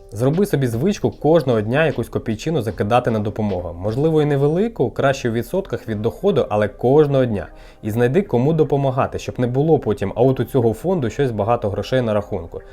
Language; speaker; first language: Ukrainian; non-native, local second language; Russian